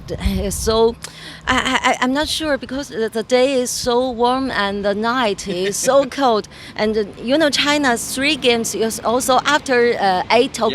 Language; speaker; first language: English; non-native, learner; Chinese